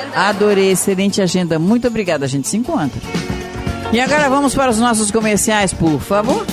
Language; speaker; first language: Portuguese; native; Portuguese